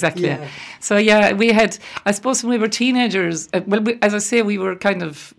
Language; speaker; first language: English; native; English